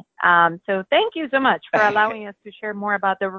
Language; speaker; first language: English; non-native, fluent; Spanish